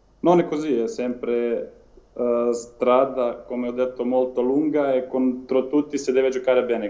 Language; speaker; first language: Italian; non-native, learner; Serbian